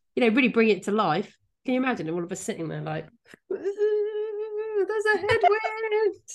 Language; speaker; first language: English; native; English